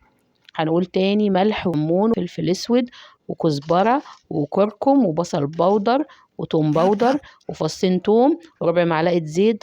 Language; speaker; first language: Arabic; native; Arabic